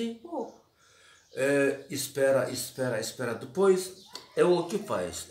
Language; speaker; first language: Portuguese; non-native, learner; Turkish